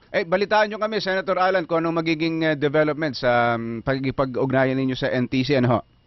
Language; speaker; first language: Filipino; native; Filipino